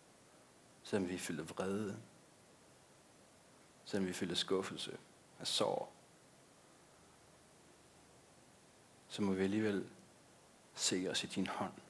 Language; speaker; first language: Danish; native; Danish